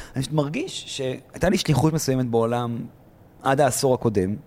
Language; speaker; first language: Hebrew; early bilingual, other home language; Arabic